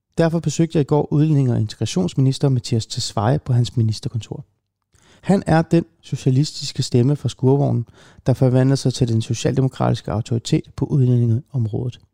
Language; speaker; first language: Danish; early bilingual, other home language; Persian